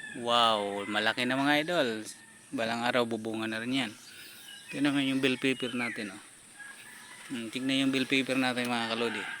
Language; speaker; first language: Filipino; non-native, local second language; Bikol